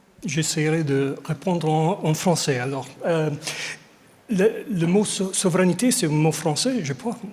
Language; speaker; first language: French; non-native, fluent; English